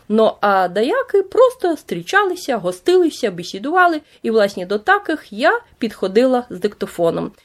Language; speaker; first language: Ukrainian; native; Ukrainian